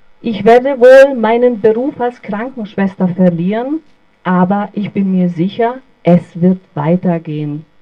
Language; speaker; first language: German; non-native, fluent; Bosnian